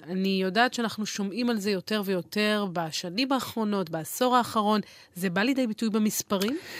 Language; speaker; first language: Hebrew; native; Hebrew